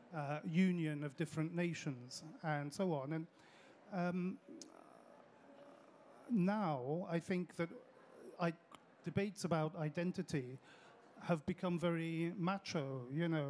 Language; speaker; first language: English; early bilingual, other home language; French